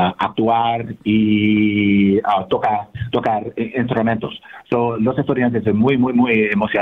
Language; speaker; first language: Spanish; non-native, learner; English